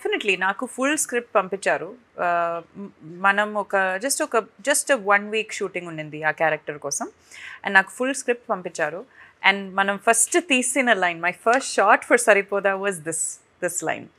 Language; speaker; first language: Telugu; non-native, fluent; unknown